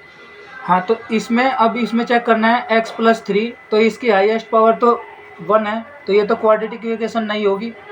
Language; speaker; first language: Hindi; native; Hindi